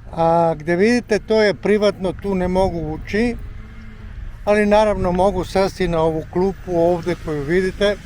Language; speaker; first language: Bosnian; non-native, local second language; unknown